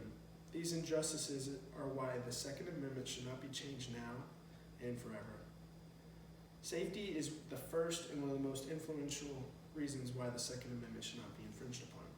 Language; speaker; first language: English; native; English